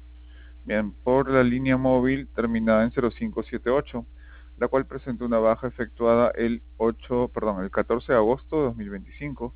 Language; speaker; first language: Spanish; native; Spanish